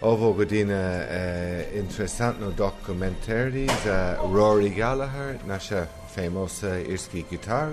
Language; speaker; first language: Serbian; non-native, learner; English